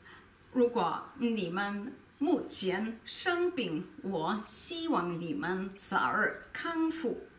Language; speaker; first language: Chinese; non-native, learner; German